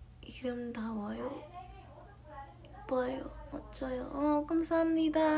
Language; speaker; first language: Korean; non-native, learner; English